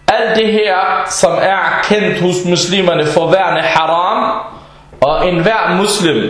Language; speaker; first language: Danish; early bilingual, other home language; Arabic